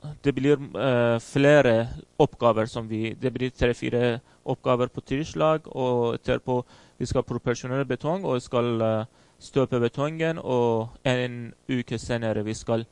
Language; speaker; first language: Swedish; non-native, fluent; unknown